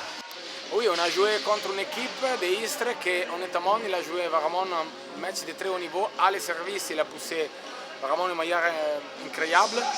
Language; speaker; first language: French; non-native, fluent; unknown